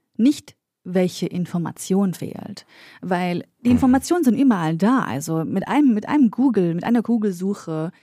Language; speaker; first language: German; early bilingual, other home language; Central Kurdish